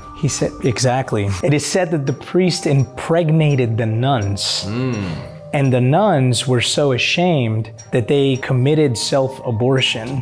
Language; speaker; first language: English; early bilingual, other home language; Spanish